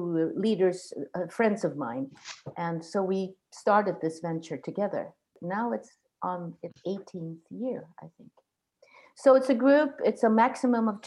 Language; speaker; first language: English; non-native, fluent; Swedish